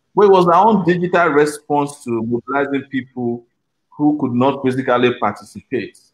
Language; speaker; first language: English; non-native, local second language; Yoruba